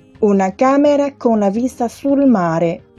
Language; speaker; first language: Italian; non-native, fluent; Chinese